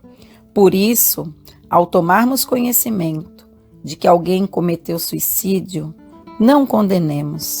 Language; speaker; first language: Portuguese; native; Portuguese